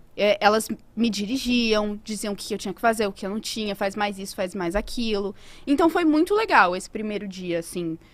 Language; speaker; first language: Portuguese; native; Portuguese